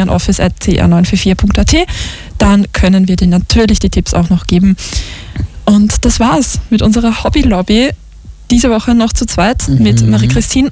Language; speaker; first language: German; native; German